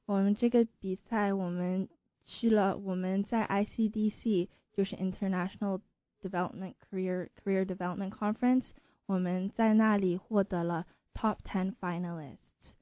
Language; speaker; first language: Chinese; early bilingual, heritage; Chinese